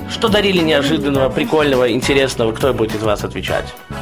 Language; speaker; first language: Russian; native; Russian